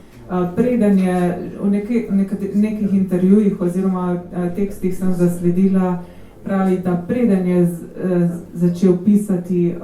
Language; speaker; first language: Slovenian; native; Slovenian